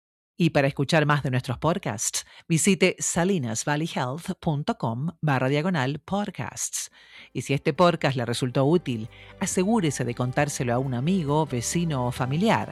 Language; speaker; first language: Spanish; native; Spanish